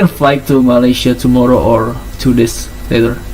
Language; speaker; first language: English; non-native, local second language; Indonesian